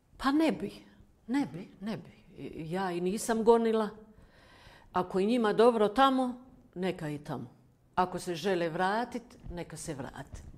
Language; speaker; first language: Croatian; non-native, fluent; German